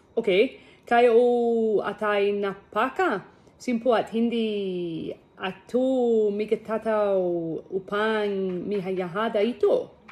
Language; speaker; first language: Filipino; non-native, learner; English